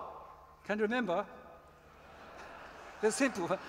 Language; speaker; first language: English; non-native, learner; Japanese